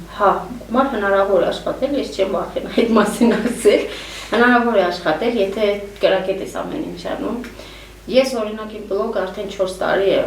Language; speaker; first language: Armenian; native; Armenian